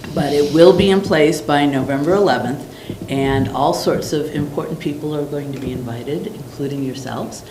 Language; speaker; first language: English; native; English